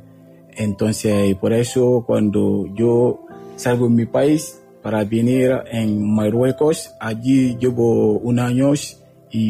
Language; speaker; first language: Spanish; non-native, learner; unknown